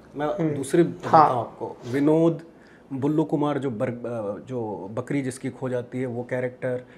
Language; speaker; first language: Hindi; native; Hindi